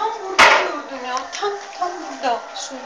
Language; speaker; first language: Turkish; non-native, learner; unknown